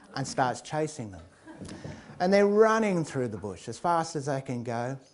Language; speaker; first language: English; native; English